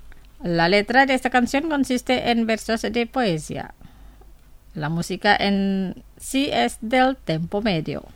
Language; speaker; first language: Spanish; non-native, fluent; Indonesian